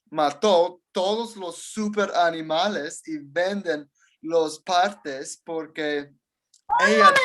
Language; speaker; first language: Spanish; non-native, learner; English